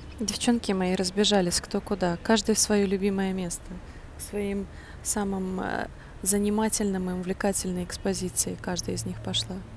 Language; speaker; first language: Russian; native; Russian